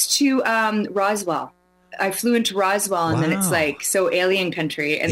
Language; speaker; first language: English; non-native, fluent; Swedish